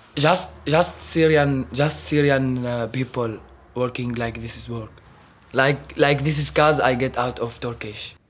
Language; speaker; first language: English; non-native, learner; Arabic